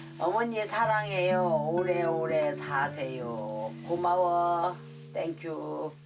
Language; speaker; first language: Korean; native; Korean